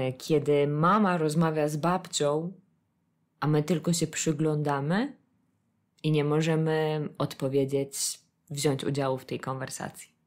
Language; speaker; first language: Polish; native; Polish